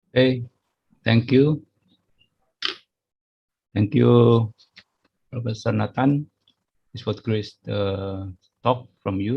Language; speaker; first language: English; non-native, fluent; Indonesian